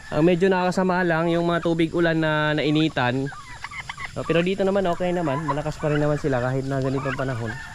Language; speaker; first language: Filipino; non-native, local second language; Cebuano